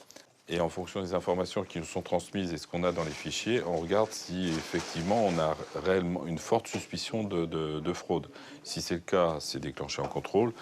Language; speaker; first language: French; native; French